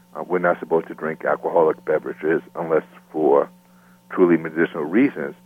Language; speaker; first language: English; native; English